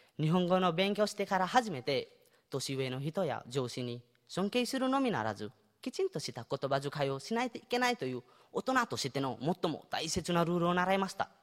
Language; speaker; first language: Japanese; non-native, fluent; Nepali